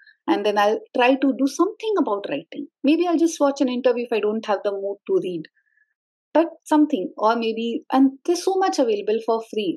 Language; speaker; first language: English; non-native, local second language; Hindi